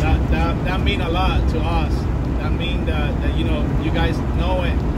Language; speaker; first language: English; non-native, learner; Spanish